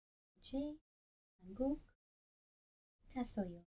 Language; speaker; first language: Korean; non-native, learner; English